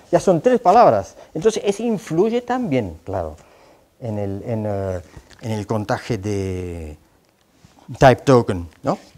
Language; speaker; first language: Spanish; non-native, fluent; Dutch